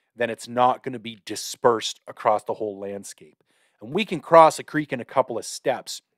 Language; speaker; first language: English; native; English